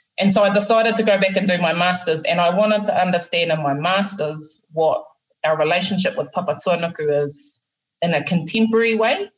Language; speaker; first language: English; native; English